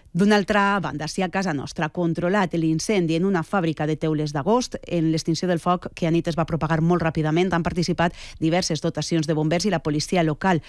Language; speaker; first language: Catalan; native; Catalan